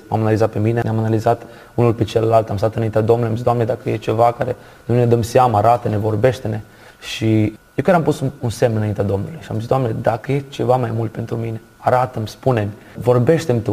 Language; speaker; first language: Romanian; native; Romanian